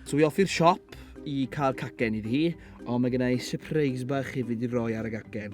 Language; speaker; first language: Welsh; native; Welsh